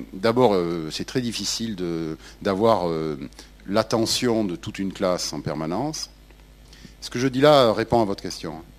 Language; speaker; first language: French; native; French